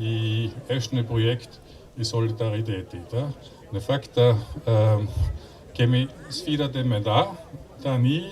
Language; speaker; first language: Albanian; non-native, learner; German